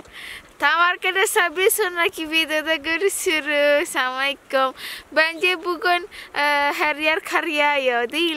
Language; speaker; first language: Turkish; non-native, learner; Indonesian